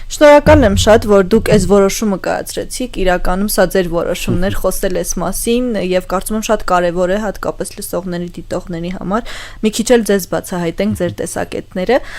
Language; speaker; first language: Armenian; native; Armenian